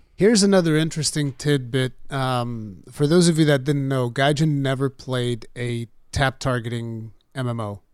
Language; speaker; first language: English; non-native, fluent; Portuguese